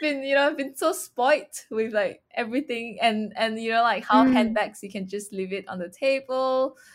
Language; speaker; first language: English; non-native, local second language; Chinese